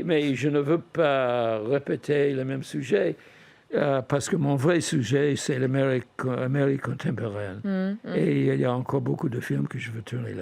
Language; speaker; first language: French; non-native, fluent; English